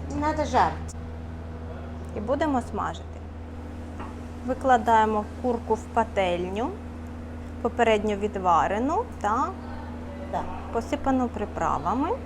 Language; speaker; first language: Ukrainian; native; Ukrainian